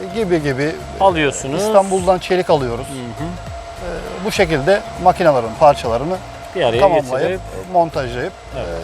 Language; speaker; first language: Turkish; native; Turkish